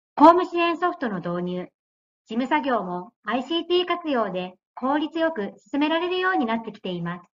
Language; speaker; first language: Japanese; native; Japanese